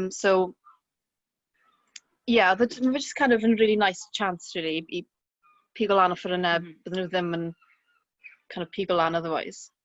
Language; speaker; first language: Welsh; native; Welsh